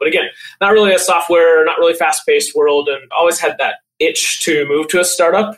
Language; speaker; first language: English; native; English